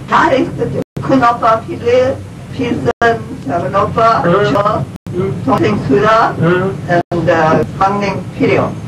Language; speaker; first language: Korean; early bilingual, heritage; Korean